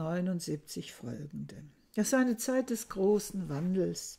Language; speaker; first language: German; native; German